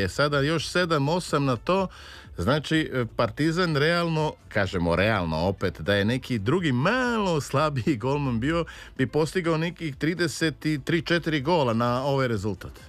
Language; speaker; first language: Serbian; native; Serbian